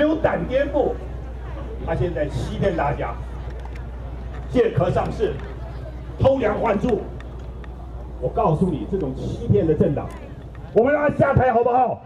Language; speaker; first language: Chinese; native; Chinese